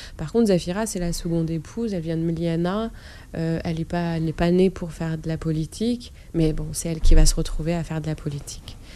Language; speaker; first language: French; non-native, local second language; Arabic